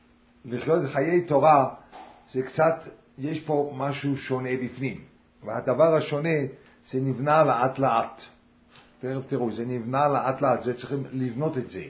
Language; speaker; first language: Hebrew; non-native, fluent; English